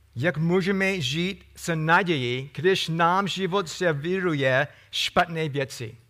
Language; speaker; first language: Czech; non-native, fluent; English